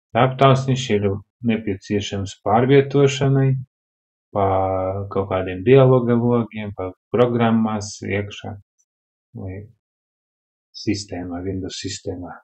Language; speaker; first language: Latvian; non-native, local second language; Russian